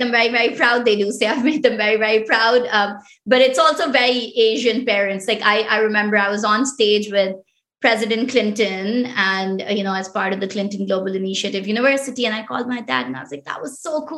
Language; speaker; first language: English; non-native, local second language; Pashto